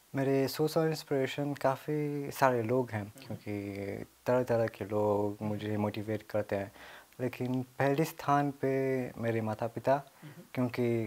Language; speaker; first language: Hindi; early bilingual, heritage; Hindi